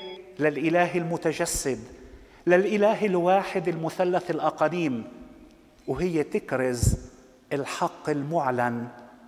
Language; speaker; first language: Arabic; native; Arabic